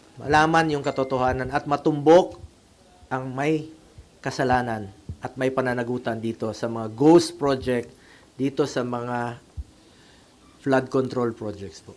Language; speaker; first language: Filipino; non-native, local second language; Cebuano